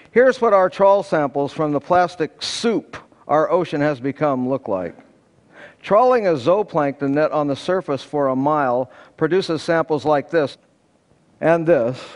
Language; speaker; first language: English; native; English